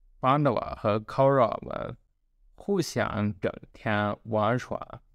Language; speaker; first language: Chinese; non-native, learner; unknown